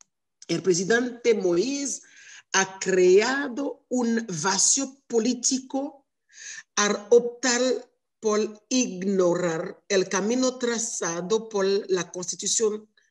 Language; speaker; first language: Spanish; non-native, learner; Haitian Creole